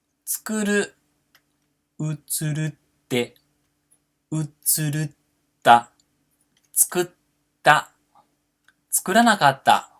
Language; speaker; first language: Japanese; non-native, fluent; Portuguese